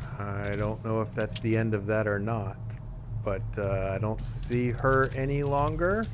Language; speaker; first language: English; native; English